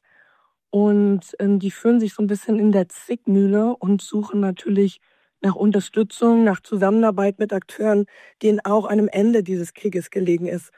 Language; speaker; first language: German; native; German